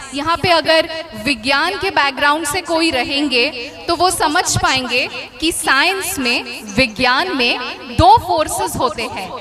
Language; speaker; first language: Hindi; non-native, local second language; Bangla